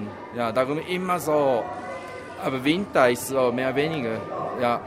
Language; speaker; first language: German; non-native, learner; Japanese